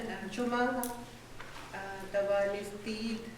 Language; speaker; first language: Persian; non-native, learner; Urdu